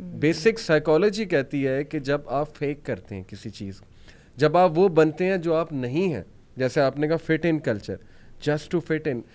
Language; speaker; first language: Urdu; native; Urdu